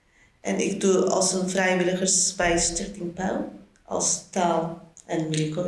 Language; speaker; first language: Dutch; non-native, learner; Turkish